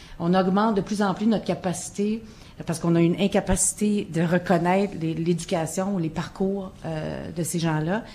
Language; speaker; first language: French; native; French